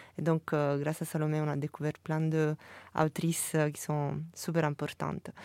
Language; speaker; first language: French; non-native, fluent; Italian